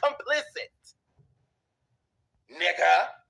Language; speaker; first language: English; native; English